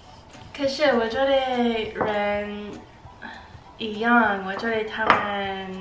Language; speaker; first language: Chinese; non-native, learner; English